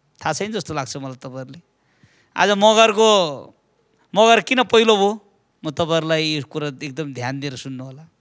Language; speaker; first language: Nepali; non-native, local second language; Eastern Tamang